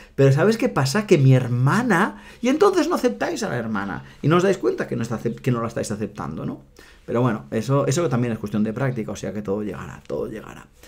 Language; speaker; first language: Spanish; non-native, local second language; Catalan